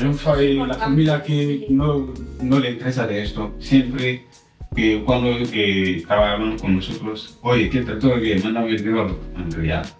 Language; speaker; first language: Spanish; non-native, learner; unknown